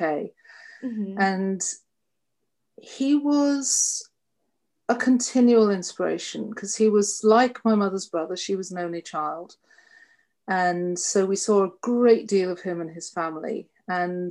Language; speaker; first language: English; native; English